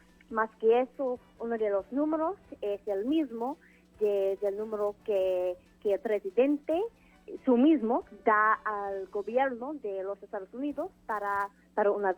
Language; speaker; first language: Spanish; non-native, fluent; English